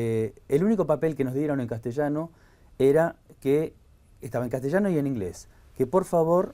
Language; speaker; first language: Spanish; native; Spanish